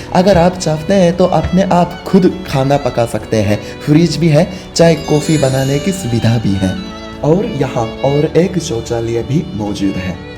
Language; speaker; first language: Hindi; non-native, fluent; Japanese